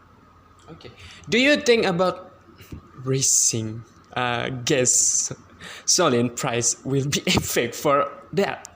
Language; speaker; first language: English; non-native, learner; Indonesian